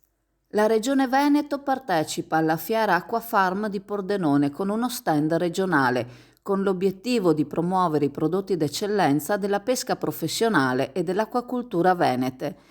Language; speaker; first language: Italian; native; Italian